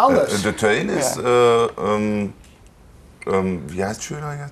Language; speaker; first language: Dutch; non-native, learner; German